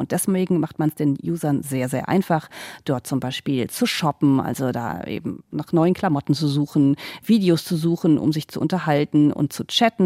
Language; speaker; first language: German; native; German